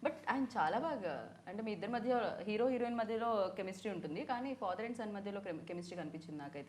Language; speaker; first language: Telugu; native; Telugu